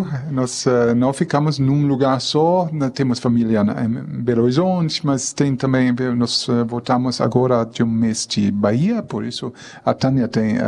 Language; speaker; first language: Portuguese; non-native, fluent; German